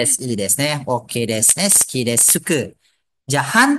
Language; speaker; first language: Japanese; non-native, fluent; Malay